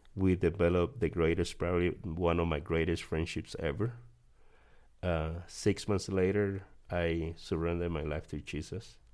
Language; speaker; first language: English; early bilingual, other home language; Spanish